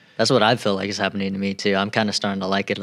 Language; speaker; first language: English; native; English